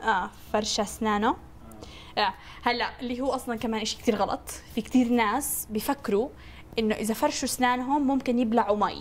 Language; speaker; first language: Arabic; native; Arabic